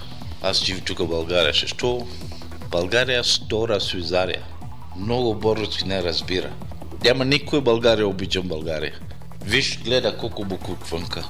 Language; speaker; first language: Bulgarian; non-native, learner; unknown